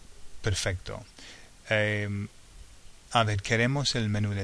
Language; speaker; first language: Spanish; non-native, learner; English